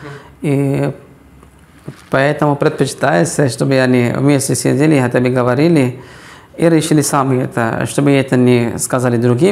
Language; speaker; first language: Russian; non-native, fluent; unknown